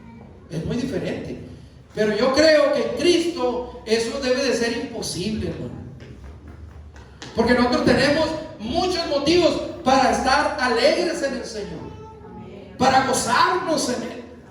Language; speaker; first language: Spanish; native; Spanish